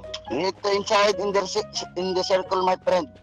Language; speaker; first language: English; non-native, local second language; Cebuano